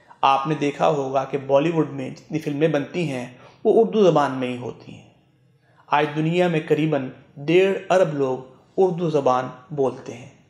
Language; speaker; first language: Urdu; non-native, local second language; Punjabi